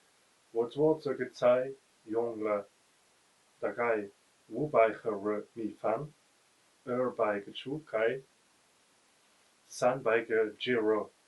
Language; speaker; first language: Chinese; non-native, learner; Dutch